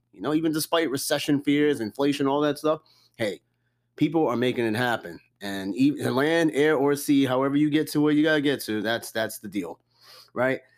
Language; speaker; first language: English; native; English